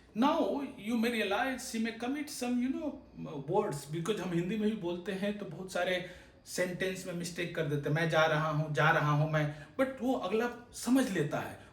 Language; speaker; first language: Hindi; native; Hindi